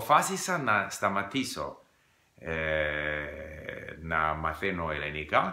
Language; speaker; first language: Greek; non-native, learner; English